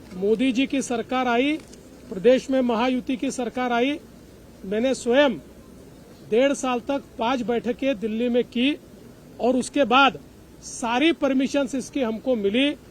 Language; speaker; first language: Hindi; non-native, local second language; Marathi